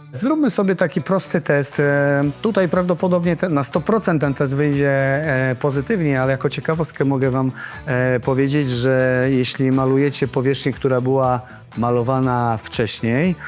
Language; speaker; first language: Polish; native; Polish